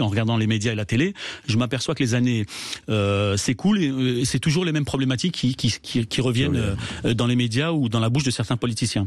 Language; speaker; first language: French; native; French